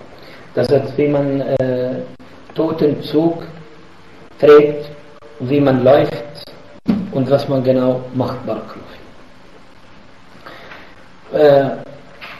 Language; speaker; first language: German; non-native, fluent; Arabic